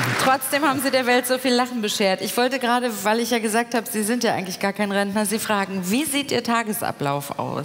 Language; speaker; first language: German; native; German